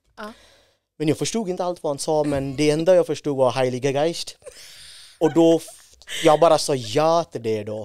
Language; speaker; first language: Swedish; non-native, fluent; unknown